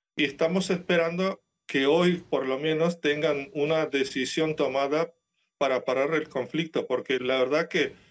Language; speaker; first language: Spanish; non-native, fluent; Ukrainian